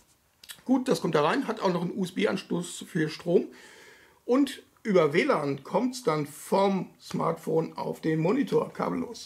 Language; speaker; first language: German; native; German